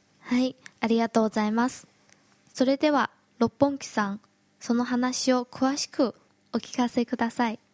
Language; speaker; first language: Japanese; non-native, fluent; Chinese